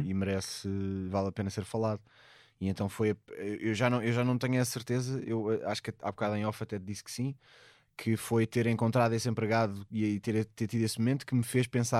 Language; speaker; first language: Portuguese; native; Portuguese